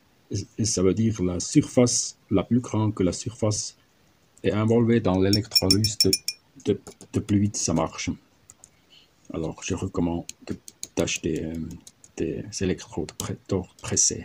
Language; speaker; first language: French; non-native, learner; German